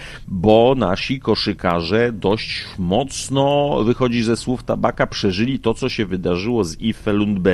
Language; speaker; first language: Polish; native; Polish